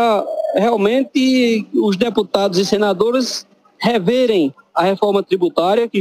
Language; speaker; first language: Portuguese; native; Portuguese